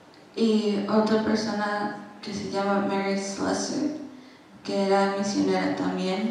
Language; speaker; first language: Spanish; non-native, learner; English